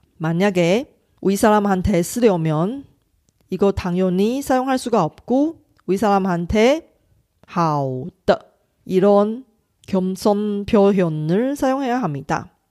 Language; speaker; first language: Korean; non-native, fluent; Chinese